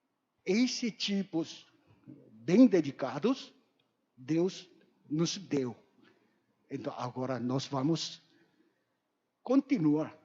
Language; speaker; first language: Portuguese; non-native, learner; Korean